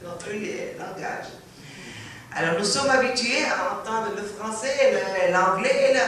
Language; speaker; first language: French; non-native, fluent; Arabic